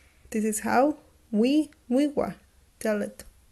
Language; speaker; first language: English; non-native, fluent; Spanish